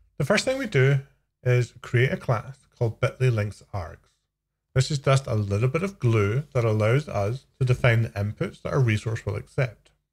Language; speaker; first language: English; native; English